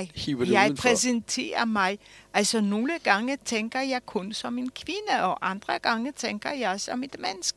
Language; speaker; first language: Danish; early bilingual, other home language; Polish